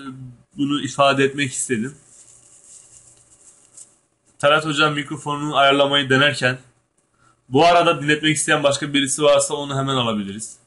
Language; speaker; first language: Turkish; native; Turkish